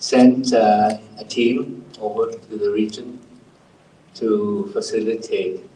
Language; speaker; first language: English; non-native, fluent; Thai